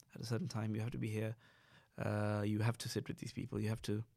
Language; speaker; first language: English; non-native, local second language; Sinhala